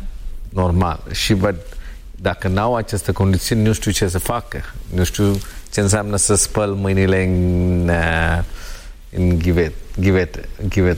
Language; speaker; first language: Romanian; non-native, learner; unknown